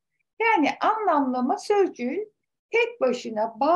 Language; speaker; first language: Turkish; native; Turkish